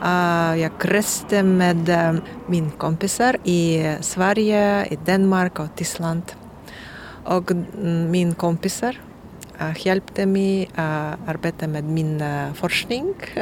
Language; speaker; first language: Swedish; non-native, learner; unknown